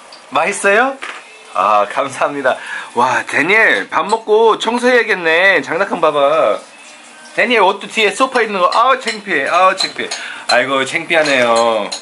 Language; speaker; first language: Korean; early bilingual, heritage; Korean